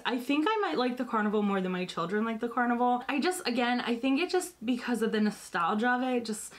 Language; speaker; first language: English; native; English